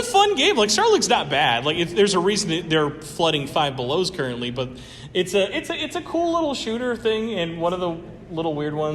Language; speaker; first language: English; native; English